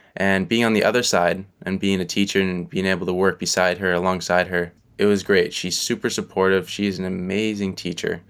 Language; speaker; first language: English; native; English